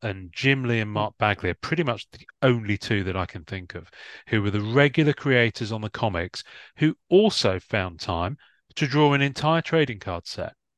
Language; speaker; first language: English; native; English